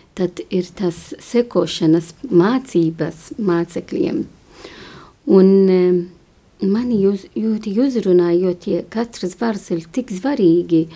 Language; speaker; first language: Latvian; non-native, fluent; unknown